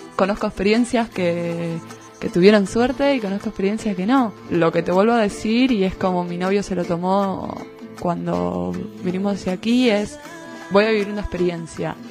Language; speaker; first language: Spanish; native; Spanish